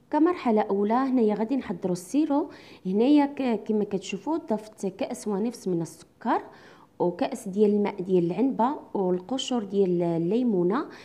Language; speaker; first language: Arabic; native; Arabic